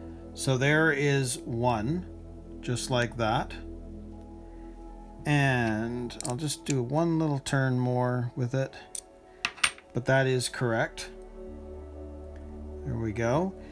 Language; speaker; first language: English; native; English